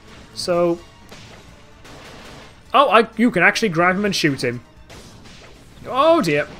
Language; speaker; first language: English; native; English